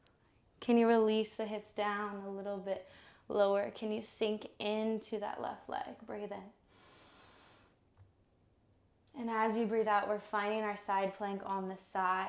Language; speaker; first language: English; native; English